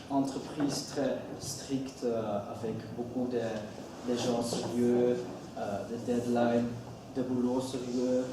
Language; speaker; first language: French; non-native, learner; Dutch